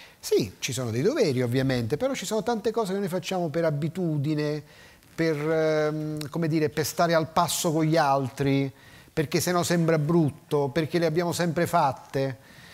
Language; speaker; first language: Italian; native; Italian